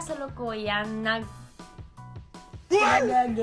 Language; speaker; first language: Filipino; non-native, learner; Spanish